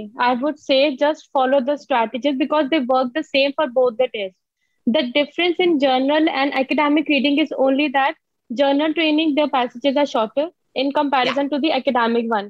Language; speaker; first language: English; non-native, local second language; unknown